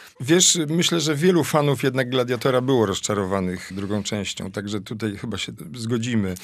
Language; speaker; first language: Polish; native; Polish